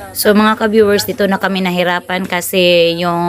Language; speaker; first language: Filipino; non-native, local second language; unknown